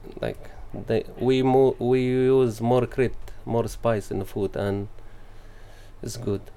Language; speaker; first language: English; non-native, learner; Arabic